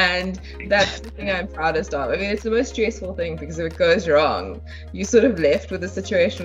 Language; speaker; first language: English; native; English